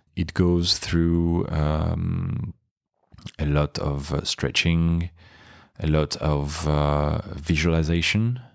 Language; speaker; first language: English; non-native, fluent; French